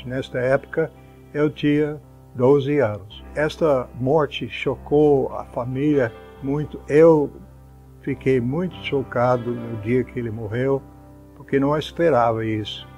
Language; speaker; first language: Portuguese; non-native, fluent; English